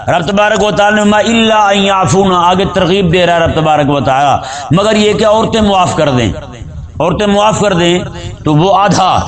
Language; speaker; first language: Urdu; native; Urdu